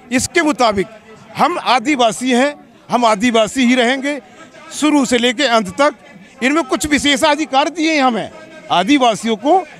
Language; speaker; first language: Hindi; native; Hindi